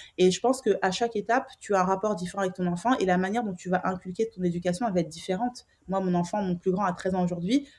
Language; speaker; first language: French; native; French